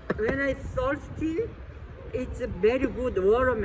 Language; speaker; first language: English; non-native, learner; Korean